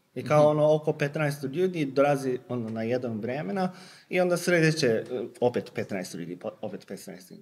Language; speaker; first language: Serbian; non-native, learner; Japanese